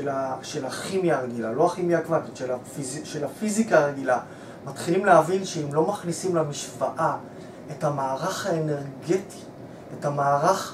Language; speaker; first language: Hebrew; native; Hebrew